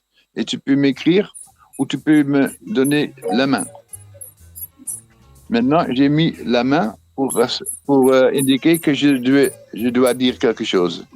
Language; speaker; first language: French; non-native, fluent; Dutch